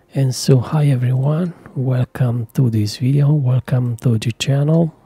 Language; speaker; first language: English; non-native, learner; Italian